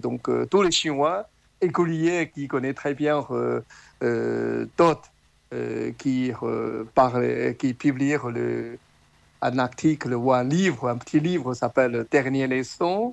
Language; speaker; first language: French; non-native, learner; Chinese